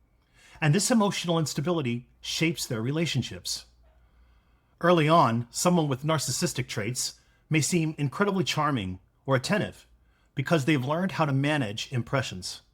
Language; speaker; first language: English; native; English